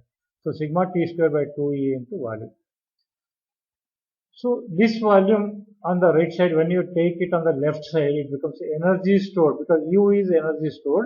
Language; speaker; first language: English; non-native, local second language; Kannada